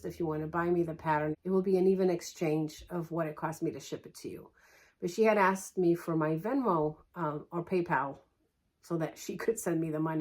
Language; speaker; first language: English; early bilingual, other home language; Portuguese